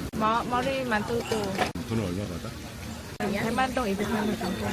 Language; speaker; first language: Korean; non-native, learner; Vietnamese